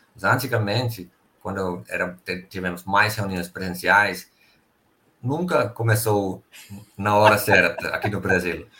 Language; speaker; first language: Portuguese; non-native, fluent; Finnish